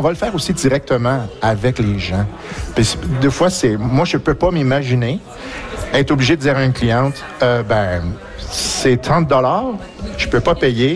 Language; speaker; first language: French; native; French